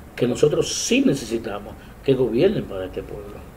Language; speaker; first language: Spanish; native; Spanish